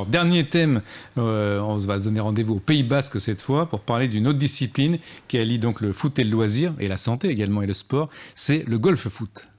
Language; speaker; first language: French; native; French